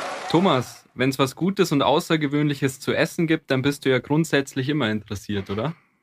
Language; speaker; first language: German; native; German